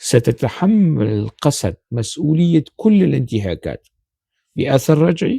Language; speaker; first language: Arabic; non-native, local second language; Kurdish